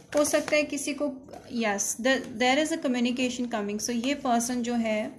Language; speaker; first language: Hindi; native; Hindi